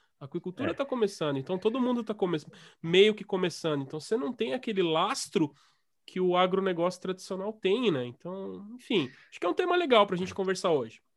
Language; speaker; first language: Portuguese; native; Portuguese